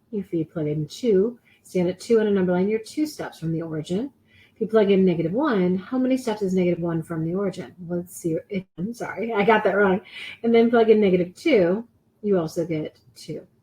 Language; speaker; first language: English; native; English